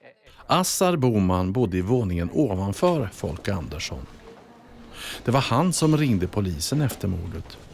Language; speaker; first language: Swedish; native; Swedish